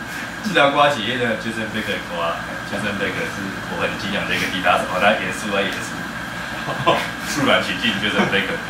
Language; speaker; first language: Chinese; native; Chinese